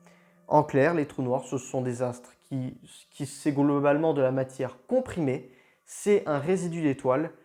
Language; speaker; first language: French; native; French